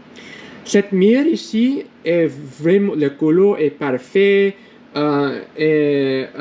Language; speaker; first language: French; non-native, learner; English